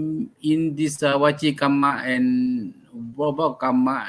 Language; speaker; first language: English; non-native, learner; Thai